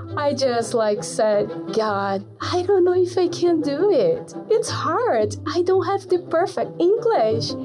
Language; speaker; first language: English; non-native, fluent; Portuguese